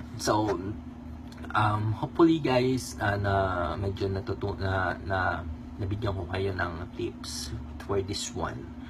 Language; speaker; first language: English; non-native, local second language; Filipino